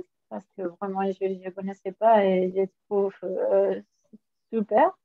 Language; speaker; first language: French; non-native, fluent; Spanish